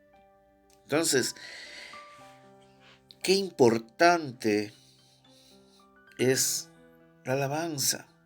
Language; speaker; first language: Spanish; native; Spanish